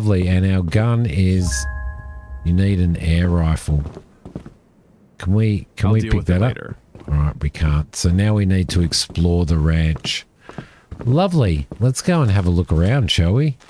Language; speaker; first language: English; native; English